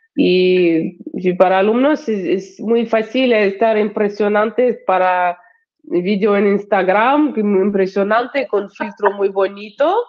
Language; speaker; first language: Spanish; non-native, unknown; Russian